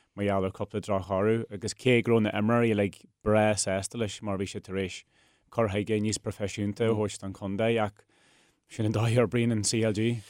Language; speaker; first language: Irish; non-native, local second language; English